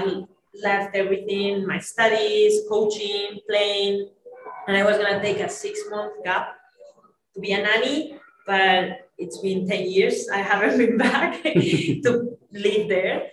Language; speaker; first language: English; non-native, fluent; Spanish